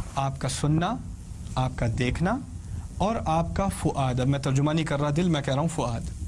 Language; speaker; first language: Urdu; early bilingual, heritage; Urdu